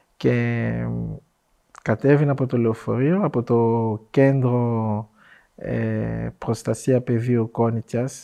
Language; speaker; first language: Greek; non-native, fluent; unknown